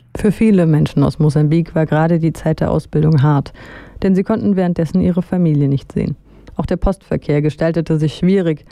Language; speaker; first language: German; native; German